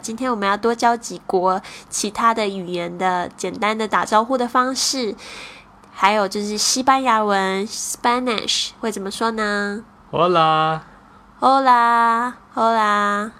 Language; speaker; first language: Chinese; native; Chinese